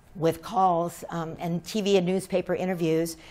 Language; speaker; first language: English; native; English